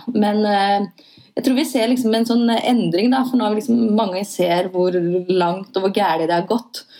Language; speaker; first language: Norwegian; native; Norwegian